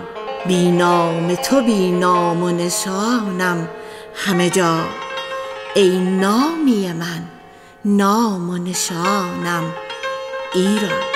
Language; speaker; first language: Persian; native; Persian